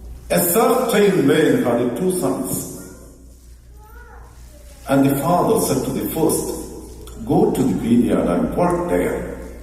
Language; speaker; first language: English; non-native, local second language; Malayalam